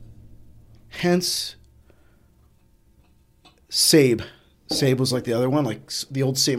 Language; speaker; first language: English; native; English